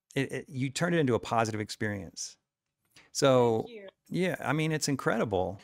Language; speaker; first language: English; native; English